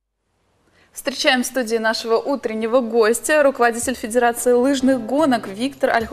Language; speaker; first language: Russian; native; Russian